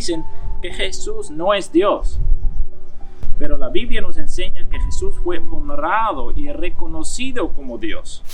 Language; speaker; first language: Spanish; non-native, fluent; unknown